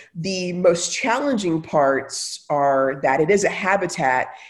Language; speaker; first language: English; native; English